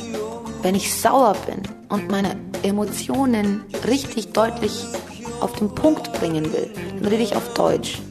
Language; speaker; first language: German; early bilingual, other home language; Turkish